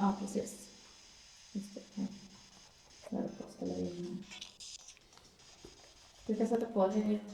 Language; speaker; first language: Swedish; native; Swedish